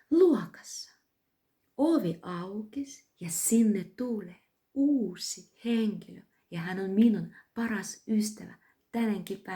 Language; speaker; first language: Finnish; non-native, learner; Russian